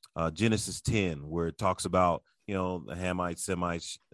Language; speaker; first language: English; early bilingual, other home language; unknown